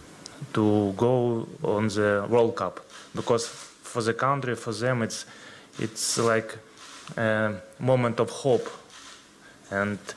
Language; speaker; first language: English; non-native, learner; Ukrainian